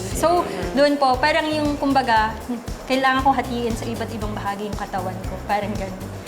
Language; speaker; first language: Filipino; native; Filipino